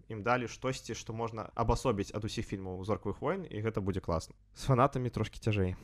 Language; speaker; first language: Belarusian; non-native, local second language; Russian